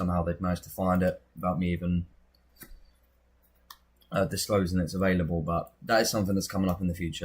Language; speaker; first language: English; native; English